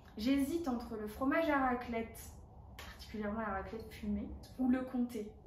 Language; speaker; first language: French; native; French